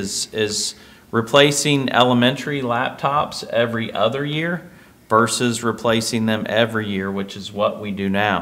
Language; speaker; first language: English; native; English